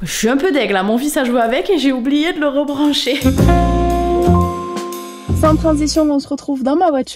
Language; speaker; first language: French; native; French